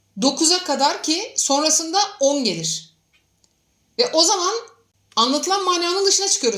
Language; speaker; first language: Turkish; native; Turkish